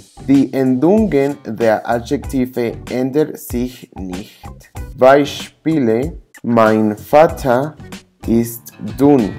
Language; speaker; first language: German; non-native, learner; English